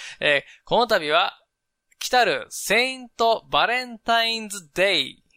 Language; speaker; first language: Japanese; native; Japanese